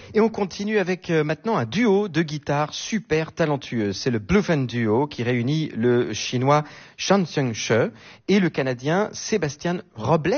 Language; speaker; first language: French; native; French